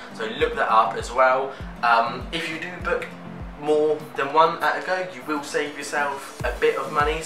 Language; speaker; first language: English; native; English